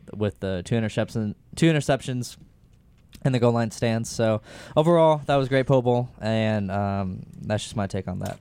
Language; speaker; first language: English; native; English